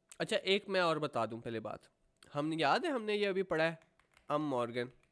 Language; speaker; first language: Urdu; native; Urdu